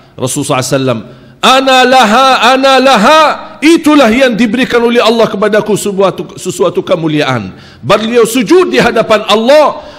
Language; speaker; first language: Malay; non-native, fluent; Arabic